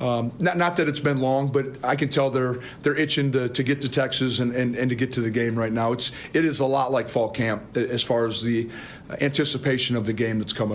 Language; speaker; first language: English; native; English